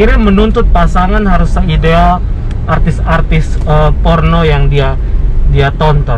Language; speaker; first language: Indonesian; native; Indonesian